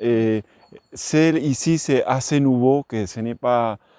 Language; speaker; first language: French; non-native, learner; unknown